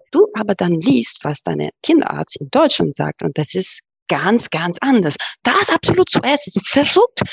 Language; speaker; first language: German; non-native, fluent; Italian